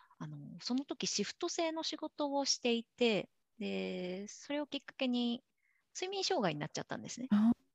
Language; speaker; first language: Japanese; native; Japanese